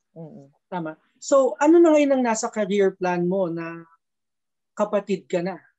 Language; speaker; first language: Filipino; native; Filipino